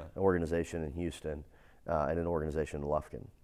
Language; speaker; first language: English; native; English